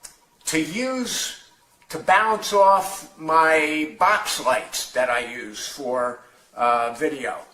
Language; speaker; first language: English; native; English